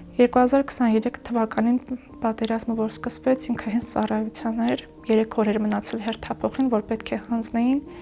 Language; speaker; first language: Armenian; native; Armenian